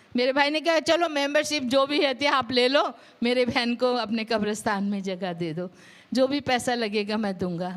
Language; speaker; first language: Hindi; non-native, local second language; Punjabi